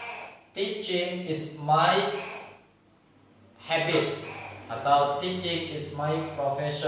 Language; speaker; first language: English; non-native, fluent; Indonesian